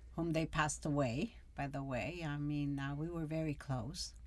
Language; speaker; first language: English; early bilingual, other home language; Spanish